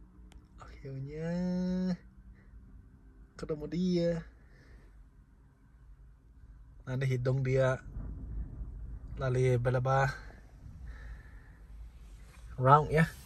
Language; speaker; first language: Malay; non-native, learner; Chinese